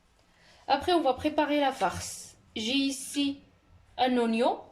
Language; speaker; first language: French; non-native, local second language; Arabic